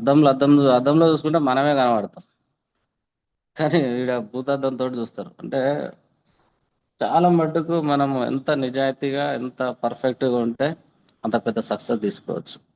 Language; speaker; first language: Telugu; native; Telugu